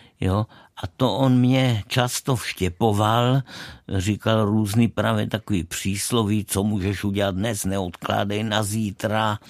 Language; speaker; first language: Czech; native; Czech